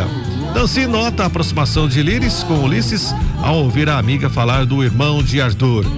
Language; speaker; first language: Portuguese; native; Portuguese